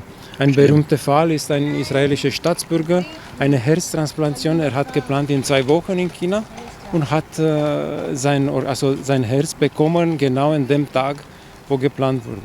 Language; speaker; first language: German; non-native, fluent; Chinese